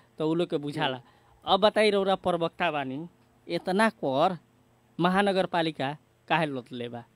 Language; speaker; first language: Bhojpuri; native; Bhojpuri